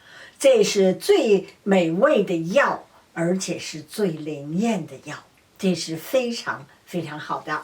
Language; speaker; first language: Chinese; native; Chinese